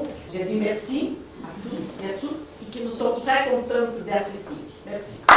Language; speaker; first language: French; non-native, fluent; Portuguese